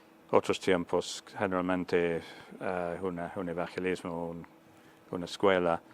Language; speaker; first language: Spanish; non-native, fluent; English